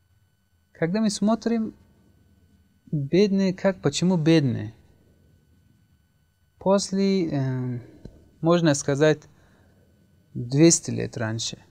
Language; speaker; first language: Russian; non-native, learner; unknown